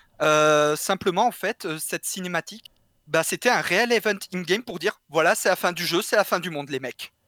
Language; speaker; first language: French; native; French